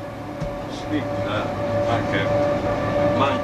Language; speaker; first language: German; non-native, learner; Italian